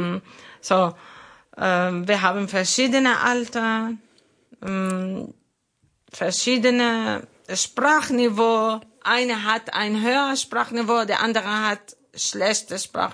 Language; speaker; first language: German; non-native, learner; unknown